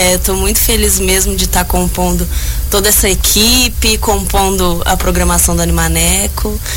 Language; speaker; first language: Portuguese; native; Portuguese